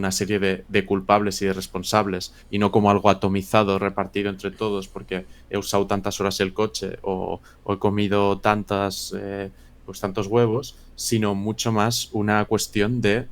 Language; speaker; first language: Spanish; native; Spanish